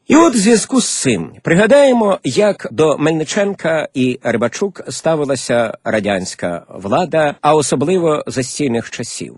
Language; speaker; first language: Ukrainian; native; Ukrainian